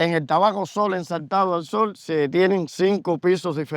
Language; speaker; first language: Spanish; native; Spanish